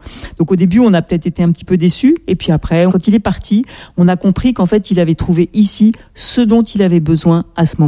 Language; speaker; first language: French; native; French